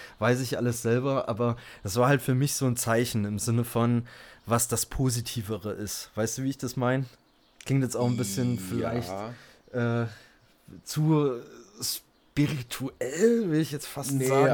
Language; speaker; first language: German; native; German